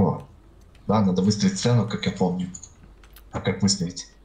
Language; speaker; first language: Russian; native; Russian